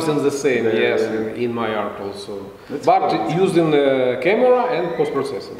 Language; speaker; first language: English; non-native, fluent; Russian